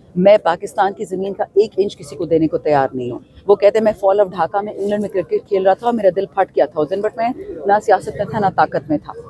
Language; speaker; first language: Urdu; non-native, local second language; Pashto